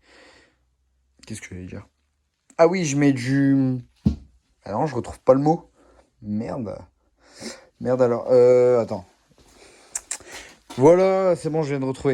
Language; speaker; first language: French; native; French